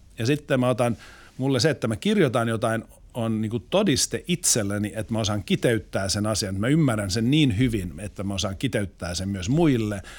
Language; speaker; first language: Finnish; non-native, local second language; Swedish